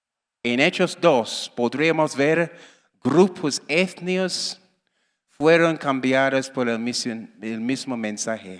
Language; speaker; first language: Spanish; non-native, learner; English